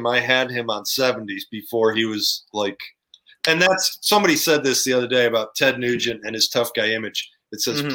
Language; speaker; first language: English; native; English